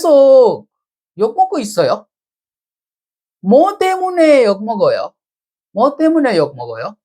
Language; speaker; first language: Korean; non-native, fluent; Sinhala